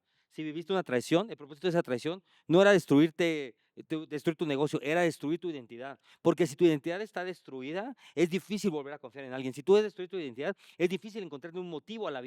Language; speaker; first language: Spanish; native; Spanish